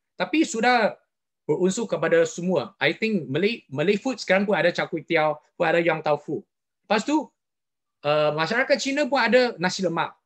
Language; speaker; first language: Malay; non-native, local second language; Chinese